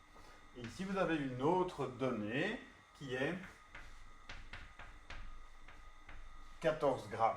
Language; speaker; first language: French; native; French